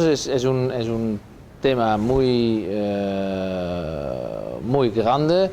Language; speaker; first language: Spanish; non-native, fluent; Dutch